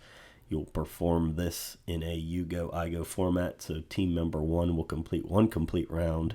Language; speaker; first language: English; native; English